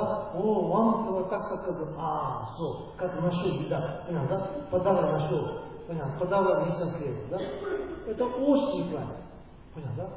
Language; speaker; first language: Russian; non-native, learner; Tibetan